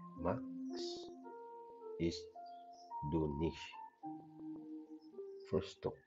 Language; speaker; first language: German; non-native, learner; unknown